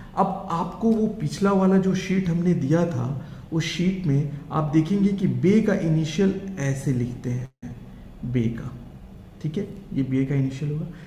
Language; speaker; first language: Hindi; native; Hindi